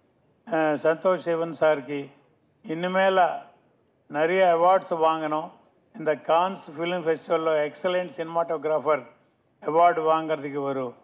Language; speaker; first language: Tamil; non-native, local second language; Telugu